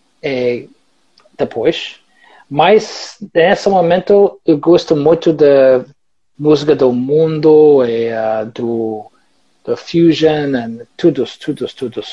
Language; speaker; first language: Portuguese; non-native, learner; English